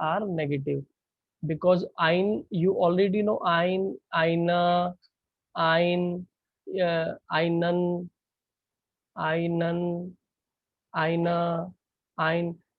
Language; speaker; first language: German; non-native, fluent; Hindi